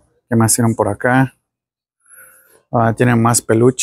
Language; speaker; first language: Spanish; early bilingual, heritage; Spanish